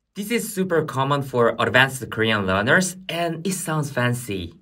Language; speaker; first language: English; non-native, fluent; Korean